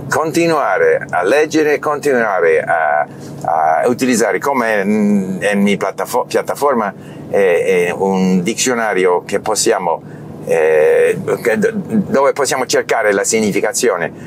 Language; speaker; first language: Italian; non-native, learner; English